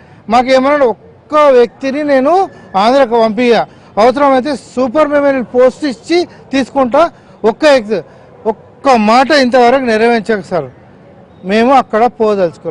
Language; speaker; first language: Telugu; native; Telugu